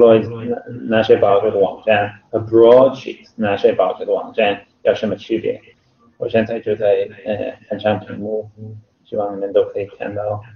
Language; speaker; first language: Chinese; non-native, fluent; English